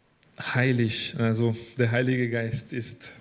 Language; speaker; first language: German; non-native, fluent; Portuguese